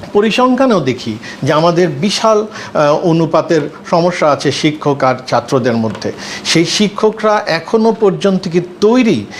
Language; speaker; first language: Bangla; native; Bangla